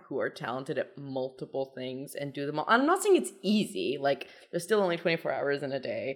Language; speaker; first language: English; early bilingual, other home language; Persian